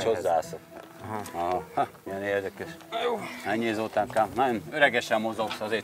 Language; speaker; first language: Hungarian; native; Hungarian